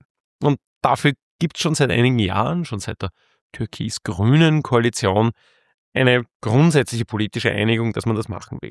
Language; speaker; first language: German; native; German